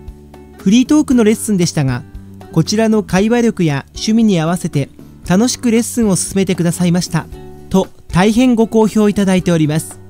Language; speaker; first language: Japanese; native; Japanese